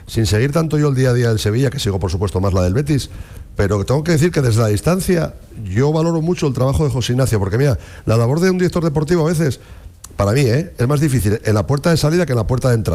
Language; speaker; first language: Spanish; native; Spanish